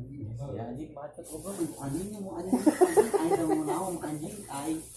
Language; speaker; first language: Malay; non-native, local second language; Sundanese